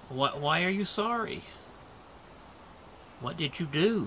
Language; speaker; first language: English; native; English